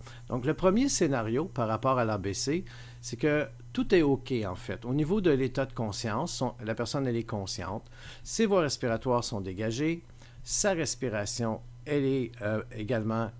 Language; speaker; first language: French; native; French